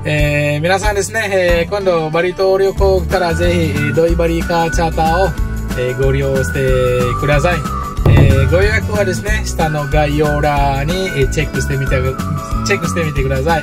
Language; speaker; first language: Japanese; non-native, fluent; Balinese